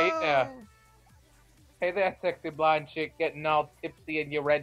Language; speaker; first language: English; native; English